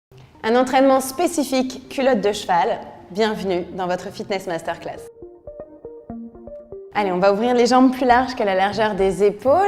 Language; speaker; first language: French; native; French